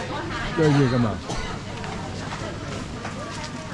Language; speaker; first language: Chinese; native; Chinese